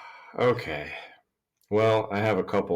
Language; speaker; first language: English; native; English